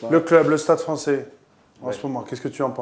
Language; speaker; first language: French; native; French